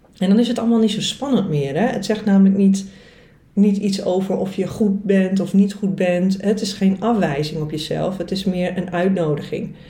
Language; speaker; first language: Dutch; native; Dutch